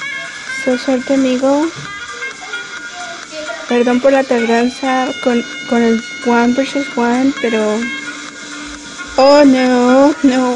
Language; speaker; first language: Spanish; early bilingual, heritage; Spanish